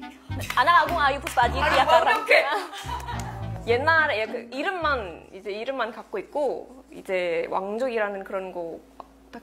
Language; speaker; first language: Korean; non-native, fluent; Indonesian